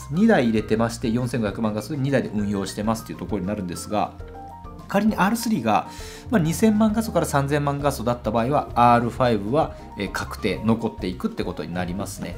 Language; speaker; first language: Japanese; native; Japanese